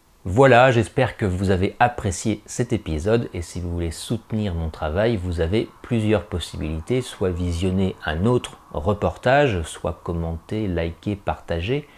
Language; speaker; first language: French; native; French